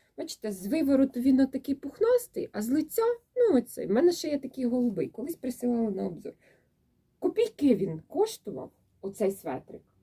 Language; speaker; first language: Ukrainian; native; Ukrainian